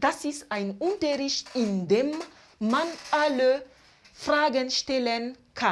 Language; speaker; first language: German; non-native, fluent; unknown